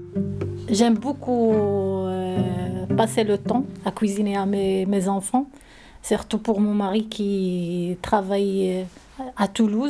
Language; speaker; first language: French; non-native, learner; Arabic